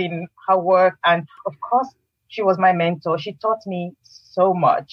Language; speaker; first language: English; non-native, local second language; Yoruba